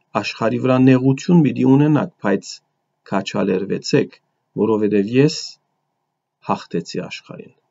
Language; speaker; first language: Armenian; early bilingual, heritage; Armenian